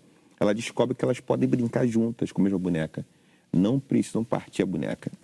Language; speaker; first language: Portuguese; native; Portuguese